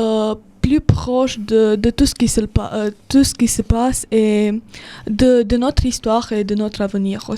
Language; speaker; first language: French; non-native, fluent; Romanian